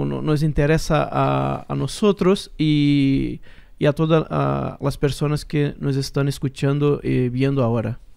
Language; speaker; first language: Spanish; non-native, fluent; Portuguese